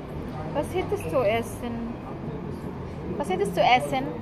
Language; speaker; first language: German; non-native, learner; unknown